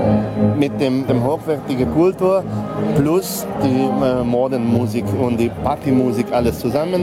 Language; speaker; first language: German; non-native, local second language; Hungarian